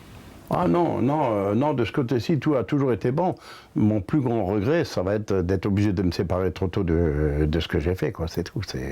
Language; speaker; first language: French; native; French